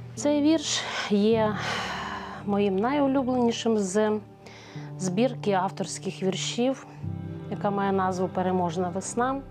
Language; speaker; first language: Ukrainian; native; Ukrainian